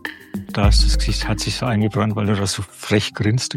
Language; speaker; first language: German; native; German